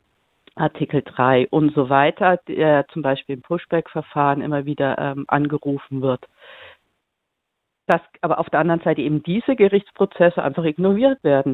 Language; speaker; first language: German; native; German